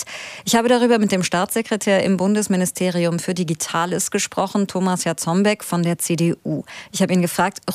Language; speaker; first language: German; native; German